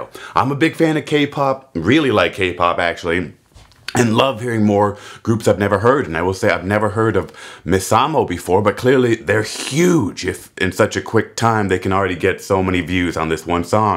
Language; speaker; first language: English; native; English